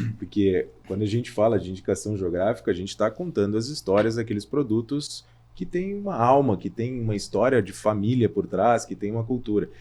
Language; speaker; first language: Portuguese; native; Portuguese